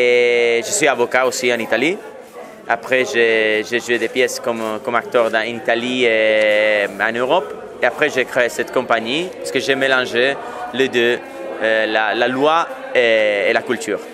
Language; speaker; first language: French; non-native, fluent; Italian